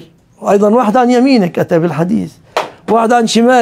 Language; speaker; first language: Arabic; native; Arabic